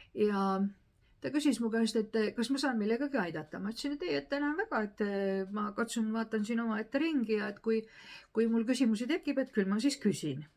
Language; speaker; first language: Estonian; native; Estonian